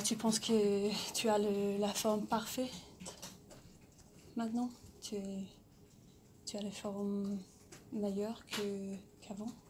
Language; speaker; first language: French; non-native, learner; English